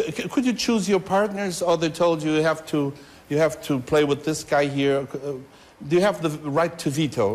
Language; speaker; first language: English; non-native, fluent; Portuguese